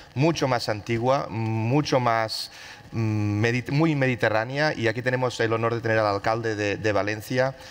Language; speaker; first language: Spanish; native; Spanish